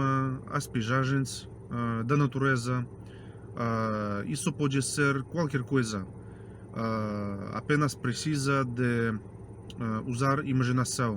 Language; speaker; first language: Portuguese; non-native, fluent; Russian